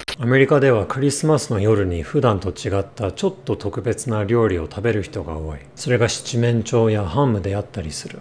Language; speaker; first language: Japanese; non-native, fluent; English